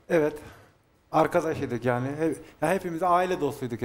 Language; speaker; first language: Turkish; native; Turkish